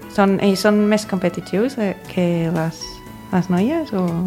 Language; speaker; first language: Catalan; non-native, fluent; English